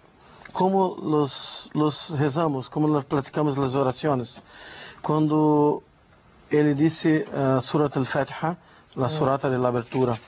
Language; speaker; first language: Spanish; non-native, learner; Portuguese